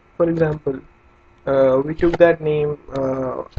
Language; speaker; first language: English; non-native, local second language; Hindi